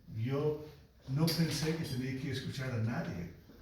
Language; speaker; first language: Spanish; non-native, local second language; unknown